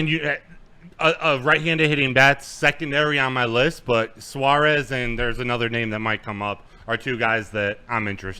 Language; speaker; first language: English; native; English